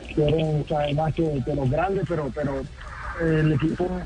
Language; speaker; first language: Spanish; native; Spanish